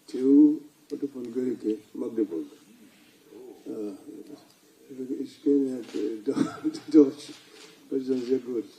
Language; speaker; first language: German; non-native, fluent; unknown